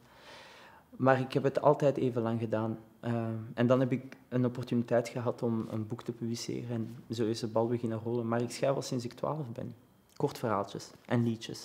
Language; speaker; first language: Dutch; early bilingual, other home language; Arabic